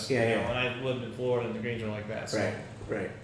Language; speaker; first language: English; native; English